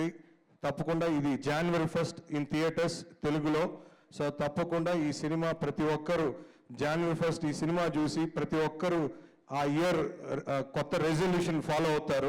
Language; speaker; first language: Telugu; native; Telugu